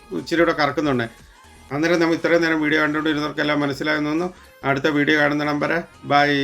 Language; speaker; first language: Malayalam; native; Malayalam